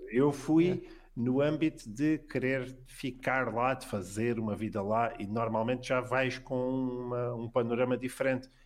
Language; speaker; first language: Portuguese; native; Portuguese